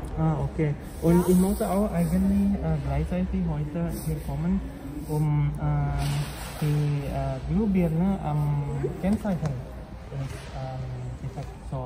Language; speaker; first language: German; non-native, learner; Indonesian